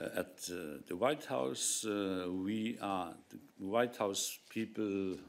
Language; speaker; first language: English; non-native, fluent; Luxembourgish